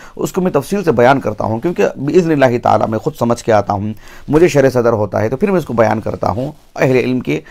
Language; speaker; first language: Urdu; native; Urdu